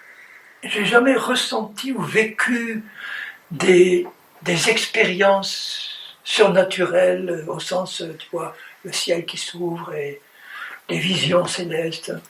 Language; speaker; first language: French; native; French